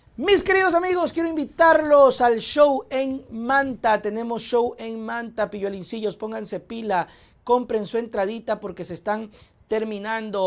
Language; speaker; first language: Spanish; native; Spanish